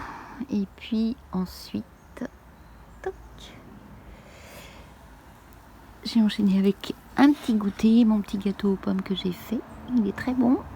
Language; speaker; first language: French; native; French